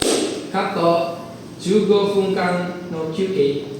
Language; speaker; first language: Japanese; non-native, learner; Indonesian